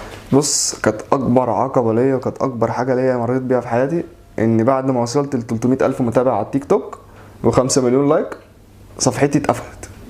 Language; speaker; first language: Arabic; native; Arabic